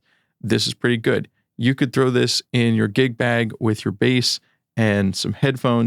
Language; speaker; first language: English; native; English